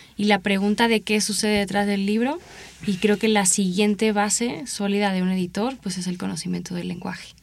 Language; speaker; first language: Spanish; native; Spanish